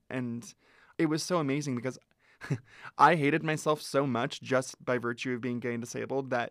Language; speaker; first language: English; native; English